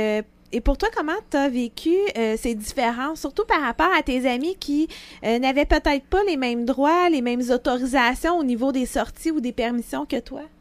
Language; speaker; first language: French; native; French